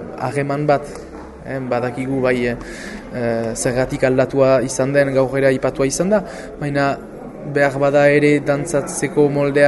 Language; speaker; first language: Basque; native; Basque